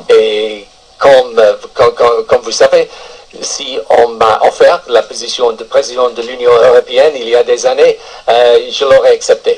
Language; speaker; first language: French; non-native, fluent; English